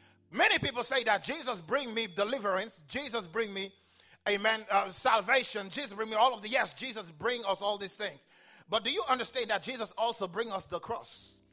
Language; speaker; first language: English; non-native, fluent; Haitian Creole